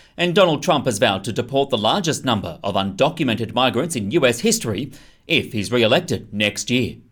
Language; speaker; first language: English; native; English